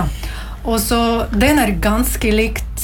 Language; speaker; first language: Norwegian; non-native, learner; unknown